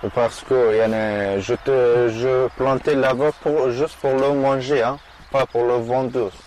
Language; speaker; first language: French; non-native, learner; Persian